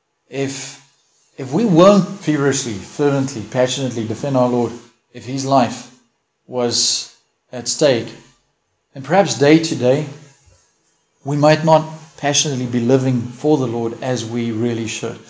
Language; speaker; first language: English; early bilingual, other home language; Afrikaans